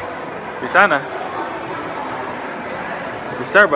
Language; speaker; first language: Indonesian; non-native, fluent; English